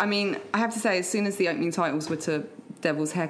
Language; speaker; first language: English; native; English